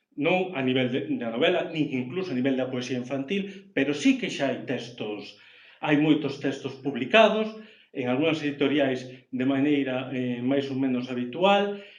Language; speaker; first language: Galician; native; Galician